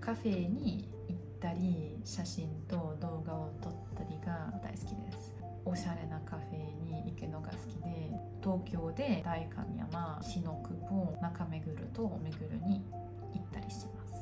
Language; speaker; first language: Japanese; non-native, fluent; Hungarian